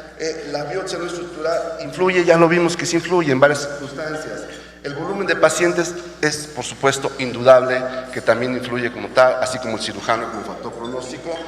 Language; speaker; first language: Spanish; native; Spanish